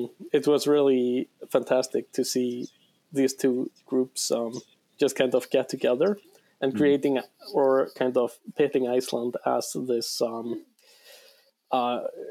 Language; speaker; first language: English; non-native, fluent; Icelandic